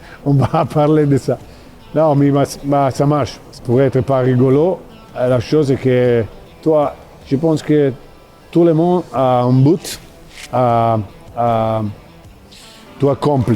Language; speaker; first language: French; non-native, fluent; Italian